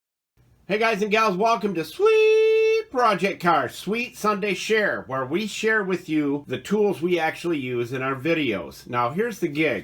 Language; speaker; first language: English; native; English